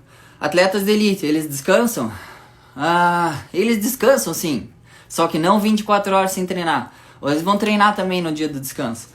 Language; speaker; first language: Portuguese; native; Portuguese